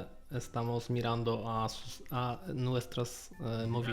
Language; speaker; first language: Spanish; non-native, learner; Polish